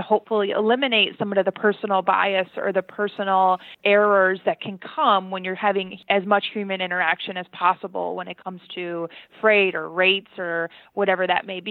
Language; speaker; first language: English; native; English